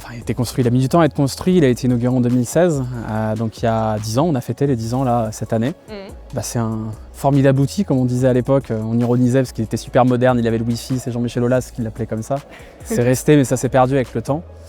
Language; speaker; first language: French; native; French